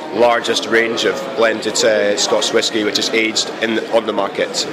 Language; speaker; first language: English; native; English